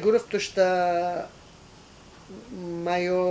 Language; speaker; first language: Russian; early bilingual, heritage; Russian